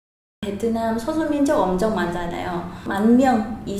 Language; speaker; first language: Korean; non-native, learner; Vietnamese